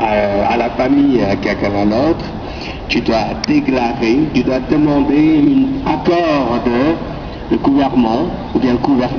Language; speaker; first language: French; non-native, learner; Korean